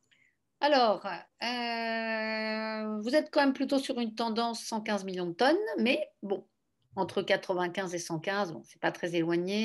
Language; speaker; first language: French; native; French